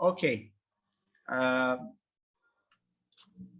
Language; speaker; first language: German; non-native, fluent; Persian